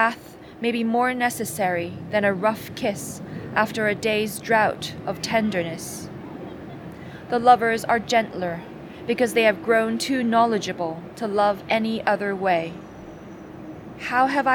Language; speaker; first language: English; non-native, local second language; Cantonese